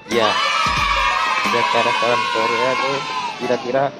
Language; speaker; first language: Indonesian; native; Indonesian